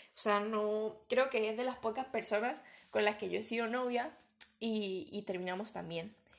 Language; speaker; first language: Spanish; native; Spanish